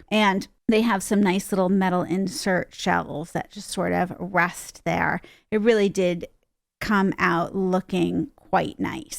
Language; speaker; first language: English; native; English